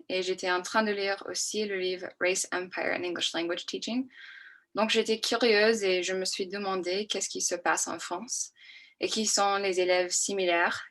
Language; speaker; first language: French; non-native, fluent; English